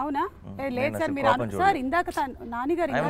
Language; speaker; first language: Telugu; native; Telugu